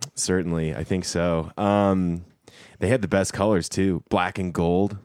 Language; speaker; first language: English; native; English